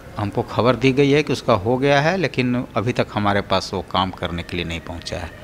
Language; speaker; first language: Hindi; native; Hindi